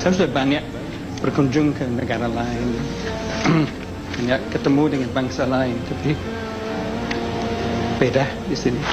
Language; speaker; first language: Indonesian; non-native, fluent; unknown